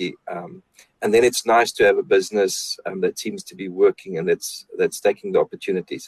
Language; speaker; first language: English; non-native, local second language; Afrikaans